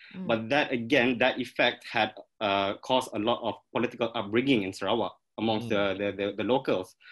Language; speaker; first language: English; non-native, local second language; Malay